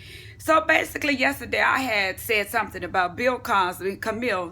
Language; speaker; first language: English; native; English